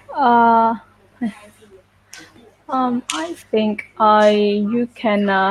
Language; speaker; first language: English; non-native, learner; Vietnamese